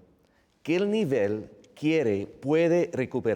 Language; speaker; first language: Spanish; non-native, fluent; English